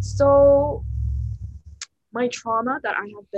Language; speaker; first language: English; native; English